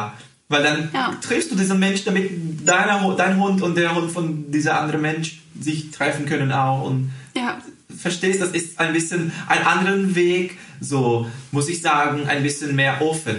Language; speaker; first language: German; early bilingual, heritage; Portuguese